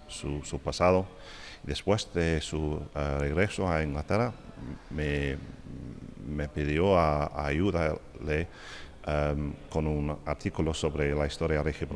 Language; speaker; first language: Spanish; non-native, fluent; English